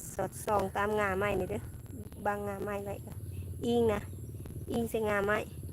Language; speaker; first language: Thai; native; Thai